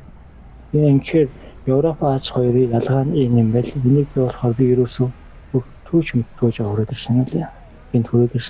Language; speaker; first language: Mongolian; native; Mongolian